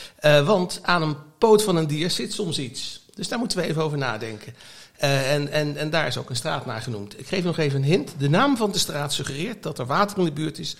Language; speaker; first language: Dutch; native; Dutch